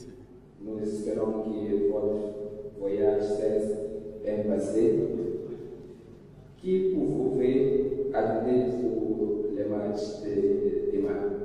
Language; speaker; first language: French; non-native, learner; Portuguese